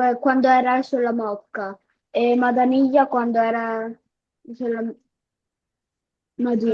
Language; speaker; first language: Italian; early bilingual, other home language; Bangla